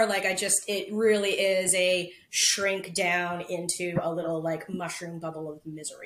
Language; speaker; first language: English; native; English